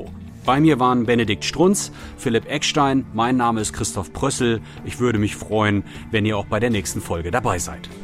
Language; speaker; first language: German; native; German